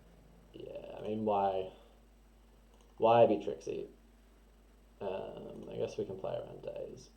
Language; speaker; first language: English; native; English